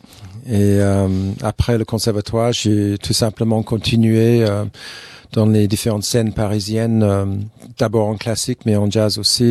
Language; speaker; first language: French; non-native, fluent; English